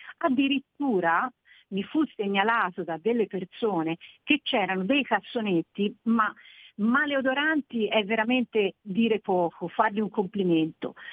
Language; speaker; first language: Italian; native; Italian